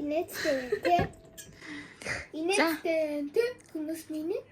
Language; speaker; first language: Mongolian; early bilingual, heritage; Mongolian